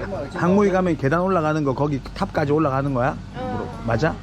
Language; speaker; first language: Korean; native; Korean